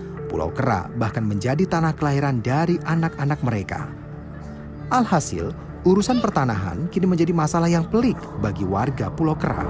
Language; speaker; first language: Indonesian; native; Indonesian